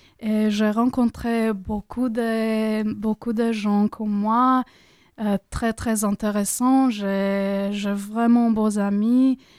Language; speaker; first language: French; non-native, learner; Croatian